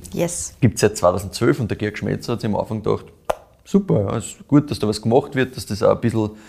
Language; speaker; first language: German; native; German